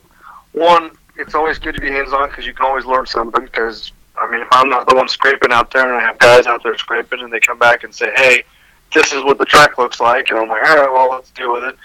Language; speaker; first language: English; native; English